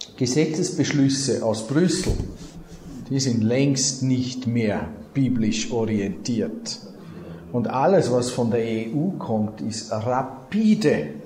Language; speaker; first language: German; native; German